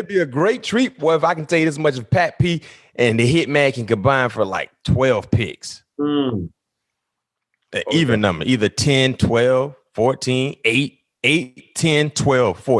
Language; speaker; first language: English; native; English